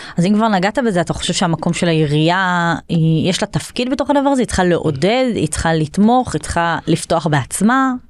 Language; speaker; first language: Hebrew; native; Hebrew